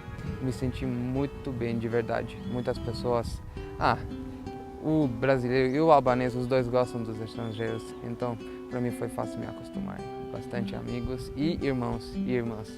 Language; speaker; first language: Portuguese; non-native, fluent; Albanian